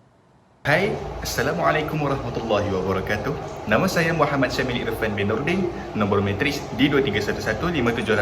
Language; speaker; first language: Malay; native; Malay